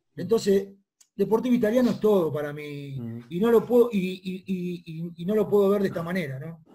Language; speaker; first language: Spanish; native; Spanish